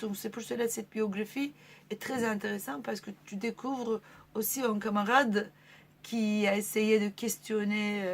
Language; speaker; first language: French; non-native, fluent; Turkish